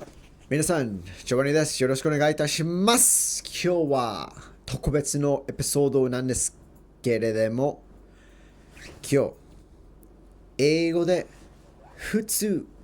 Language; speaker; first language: Japanese; non-native, learner; English